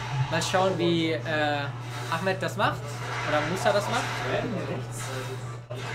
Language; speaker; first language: German; native; German